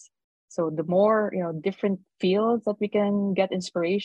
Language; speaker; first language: English; non-native, local second language; Filipino